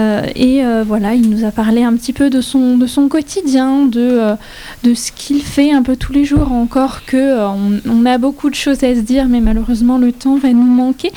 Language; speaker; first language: French; native; French